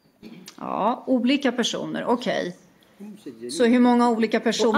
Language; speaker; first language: Swedish; native; Swedish